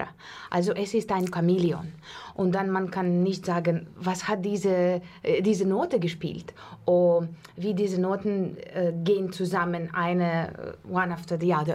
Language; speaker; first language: German; non-native, learner; Russian